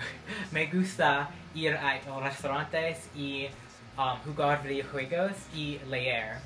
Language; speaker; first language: Spanish; non-native, learner; English